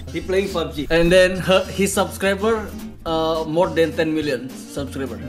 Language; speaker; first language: English; non-native, learner; Indonesian